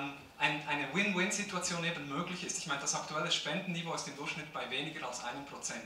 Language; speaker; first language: German; native; German